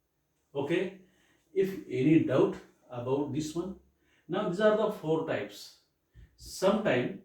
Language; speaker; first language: English; non-native, local second language; Marathi